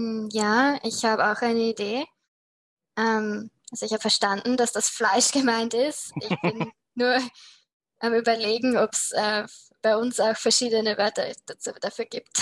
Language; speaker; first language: German; native; German